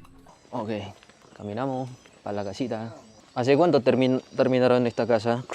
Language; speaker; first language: Spanish; non-native, fluent; Indonesian